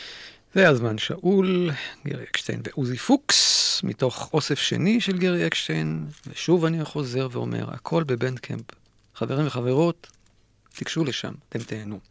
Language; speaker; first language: Hebrew; native; Hebrew